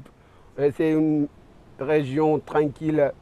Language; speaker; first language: French; non-native, fluent; Kabuverdianu